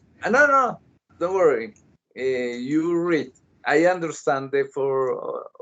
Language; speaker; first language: English; non-native, learner; Spanish